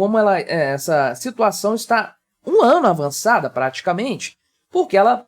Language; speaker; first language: Portuguese; native; Portuguese